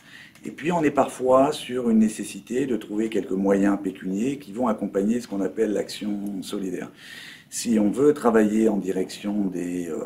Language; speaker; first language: French; native; French